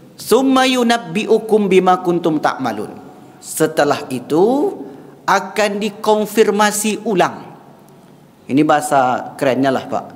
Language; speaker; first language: Malay; non-native, local second language; Minangkabau